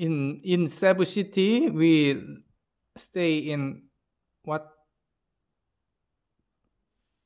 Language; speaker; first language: English; non-native, learner; Korean